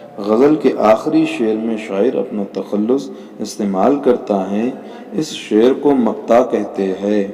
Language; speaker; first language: Urdu; native; Urdu